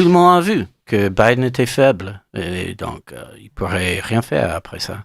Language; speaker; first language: French; non-native, learner; English